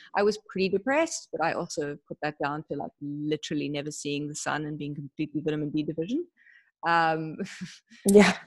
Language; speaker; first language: English; native; English